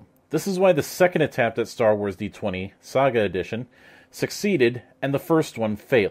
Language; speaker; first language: English; native; English